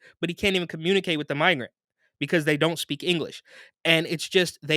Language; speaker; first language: English; native; English